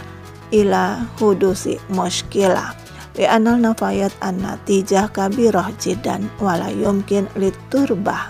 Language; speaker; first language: Arabic; non-native, fluent; Indonesian